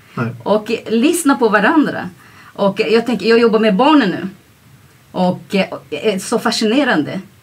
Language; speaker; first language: Swedish; non-native, fluent; Portuguese